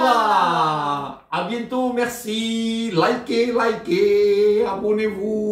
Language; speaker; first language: French; native; French